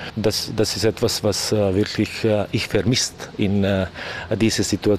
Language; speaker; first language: German; non-native, learner; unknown